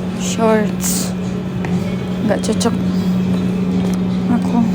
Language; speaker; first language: Indonesian; non-native, learner; Turkish